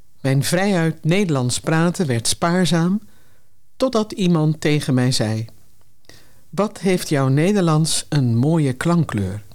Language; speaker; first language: Dutch; non-native, local second language; Papiamento